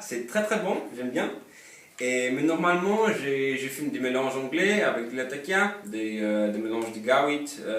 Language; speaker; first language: French; non-native, fluent; Polish